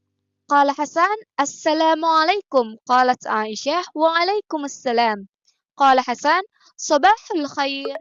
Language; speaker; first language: Arabic; non-native, learner; Indonesian